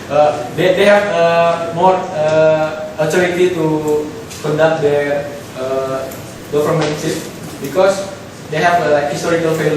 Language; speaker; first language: English; non-native, local second language; Indonesian